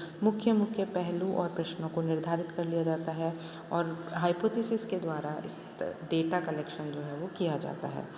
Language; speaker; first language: Hindi; native; Hindi